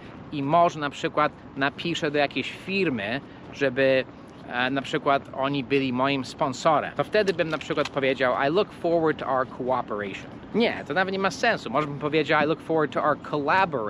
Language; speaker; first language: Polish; non-native, fluent; English